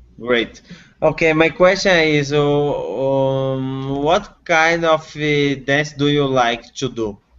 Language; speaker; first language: English; non-native, learner; Portuguese